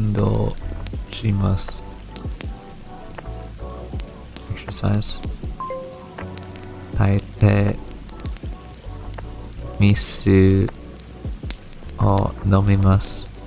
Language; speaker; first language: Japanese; non-native, learner; English